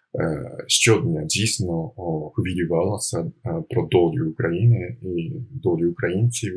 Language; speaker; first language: Ukrainian; non-native, fluent; Japanese